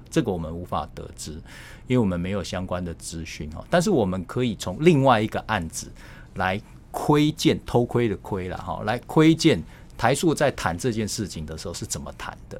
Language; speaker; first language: Chinese; native; Chinese